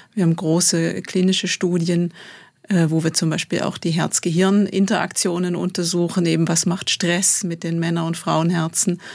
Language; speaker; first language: German; native; German